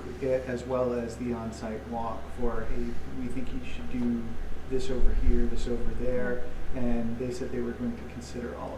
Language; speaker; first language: English; native; English